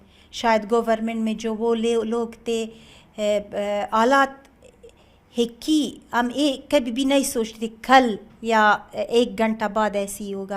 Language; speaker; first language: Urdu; non-native, learner; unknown